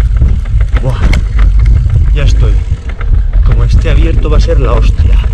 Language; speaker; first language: Spanish; native; Spanish